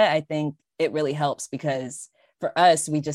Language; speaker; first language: English; native; English